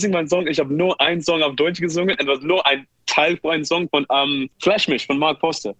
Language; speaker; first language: German; non-native, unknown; English